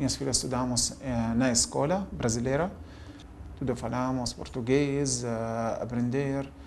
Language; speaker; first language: Portuguese; non-native, learner; Arabic